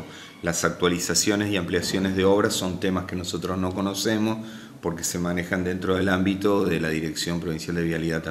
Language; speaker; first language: Spanish; native; Spanish